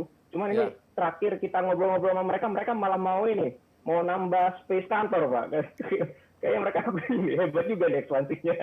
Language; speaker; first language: Indonesian; native; Indonesian